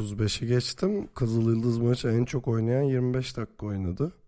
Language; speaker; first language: Turkish; native; Turkish